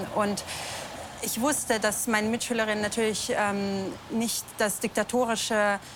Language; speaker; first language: German; non-native, fluent; Russian